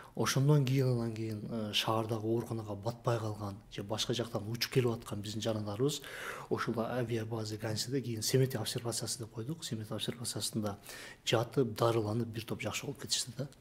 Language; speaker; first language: Kyrgyz; native; Kyrgyz